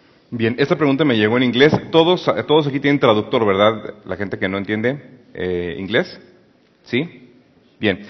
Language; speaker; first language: Spanish; native; Spanish